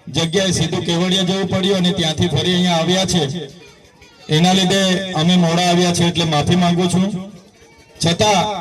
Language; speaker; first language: Gujarati; non-native, local second language; Bhili